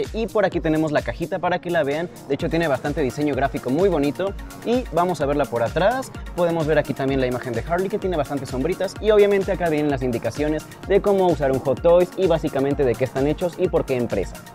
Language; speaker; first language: Spanish; native; Spanish